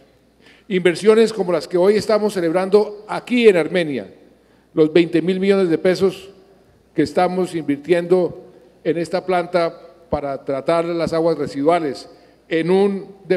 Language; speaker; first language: Spanish; native; Spanish